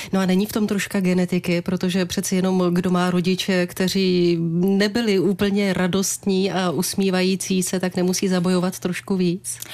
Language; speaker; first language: Czech; native; Czech